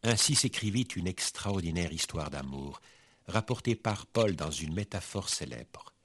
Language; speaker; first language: French; native; French